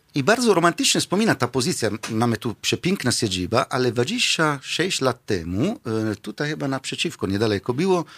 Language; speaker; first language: Polish; non-native, fluent; Italian